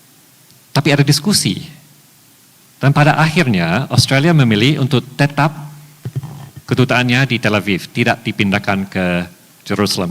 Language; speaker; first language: Indonesian; non-native, fluent; English